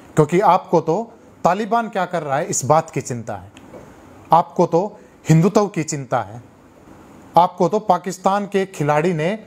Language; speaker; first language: Hindi; native; Hindi